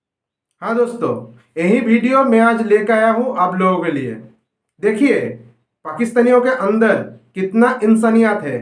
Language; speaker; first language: Hindi; non-native, local second language; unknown